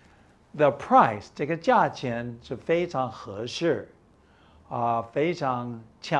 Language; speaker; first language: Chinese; non-native, fluent; English